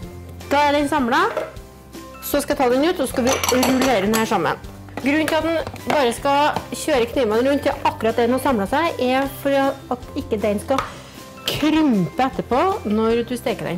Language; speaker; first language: Norwegian; native; Norwegian